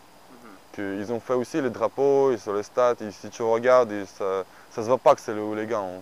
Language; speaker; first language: French; non-native, learner; Ukrainian